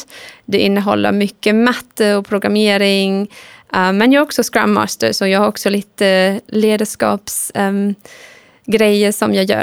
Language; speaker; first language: Swedish; non-native, fluent; German